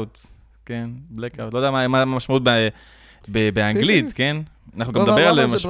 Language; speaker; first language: Hebrew; native; Hebrew